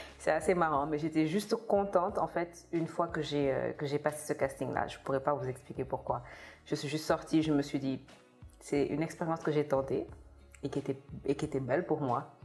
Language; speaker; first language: French; non-native, local second language; Kabuverdianu